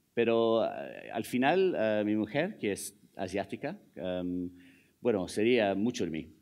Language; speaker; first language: Spanish; non-native, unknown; English